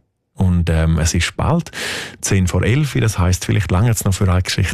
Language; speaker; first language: German; native; German